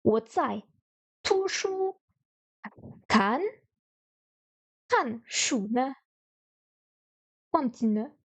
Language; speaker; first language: Chinese; non-native, learner; French